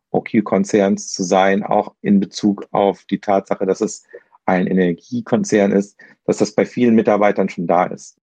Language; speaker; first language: German; native; German